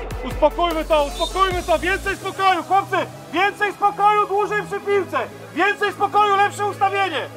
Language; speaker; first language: Polish; native; Polish